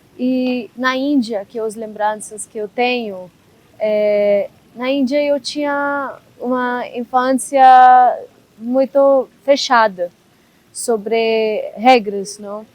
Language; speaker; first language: Portuguese; non-native, learner; Hindi